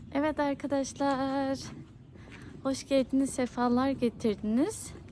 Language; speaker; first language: Turkish; early bilingual, heritage; Turkish